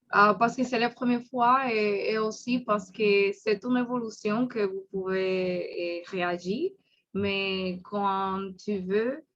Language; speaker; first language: French; non-native, learner; Spanish